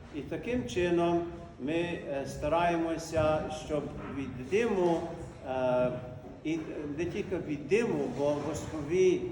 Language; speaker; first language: Ukrainian; native; Ukrainian